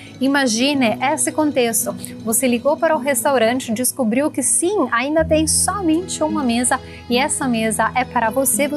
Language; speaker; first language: Portuguese; non-native, fluent; Italian